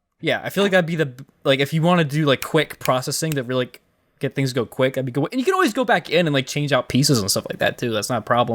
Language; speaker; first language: English; native; English